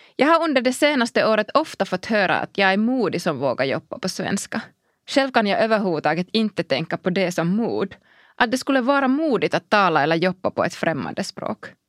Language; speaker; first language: Swedish; non-native, local second language; Finnish